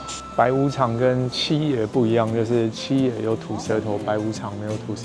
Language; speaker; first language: Chinese; native; Chinese